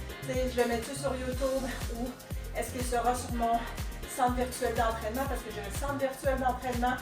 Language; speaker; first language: French; native; French